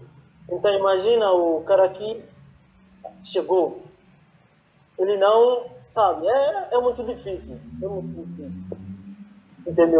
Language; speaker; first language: Portuguese; non-native, fluent; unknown